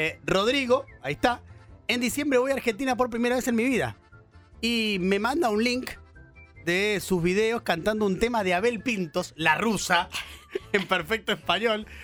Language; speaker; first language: Spanish; native; Spanish